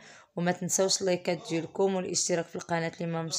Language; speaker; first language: Arabic; native; Arabic